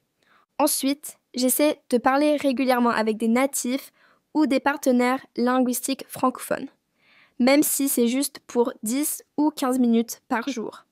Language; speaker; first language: French; non-native, fluent; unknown